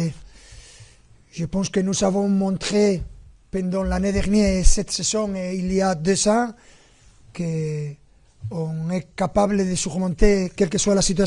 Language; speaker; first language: French; non-native, fluent; Spanish